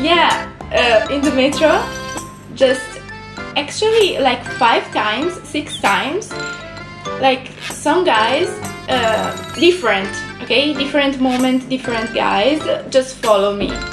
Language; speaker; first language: English; non-native, fluent; Italian